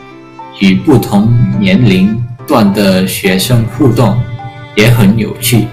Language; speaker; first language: Chinese; early bilingual, heritage; English